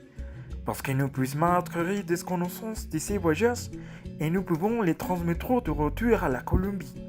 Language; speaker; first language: French; non-native, learner; Spanish